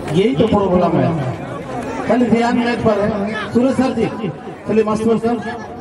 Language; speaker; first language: Hindi; native; Hindi